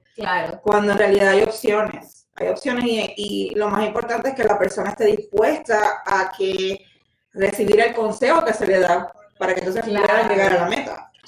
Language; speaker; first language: Spanish; native; Spanish